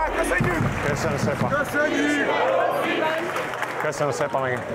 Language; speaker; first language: Hungarian; non-native, learner; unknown